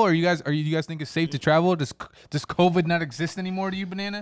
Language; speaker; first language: English; early bilingual, other home language; Spanish